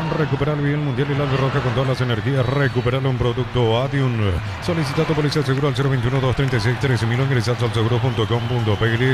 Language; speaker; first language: Spanish; native; Spanish